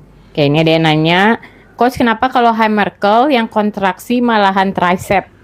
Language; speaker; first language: Indonesian; native; Indonesian